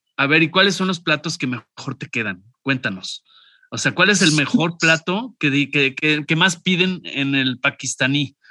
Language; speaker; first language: Spanish; native; Spanish